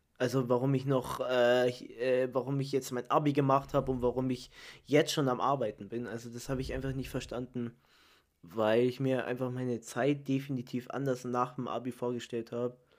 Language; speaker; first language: German; early bilingual, other home language; Italian